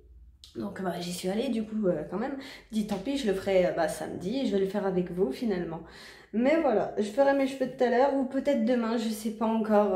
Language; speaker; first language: French; native; French